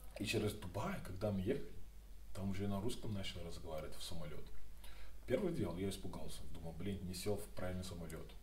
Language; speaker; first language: Russian; non-native, learner; Yoruba